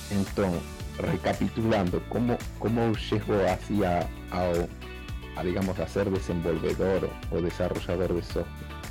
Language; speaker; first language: Portuguese; non-native, learner; Spanish